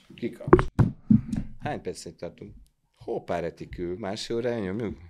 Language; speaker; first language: Hungarian; native; Hungarian